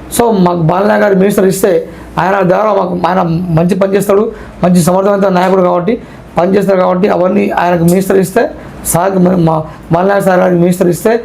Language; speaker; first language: Telugu; non-native, local second language; Lambadi